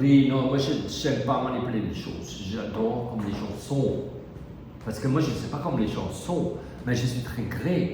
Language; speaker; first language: French; non-native, learner; German